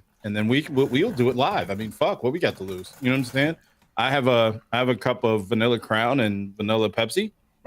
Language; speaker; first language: English; native; English